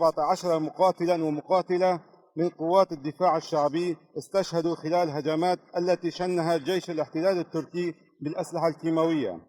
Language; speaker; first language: Arabic; non-native, local second language; Kurdish